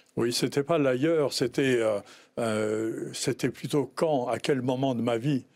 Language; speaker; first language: French; native; French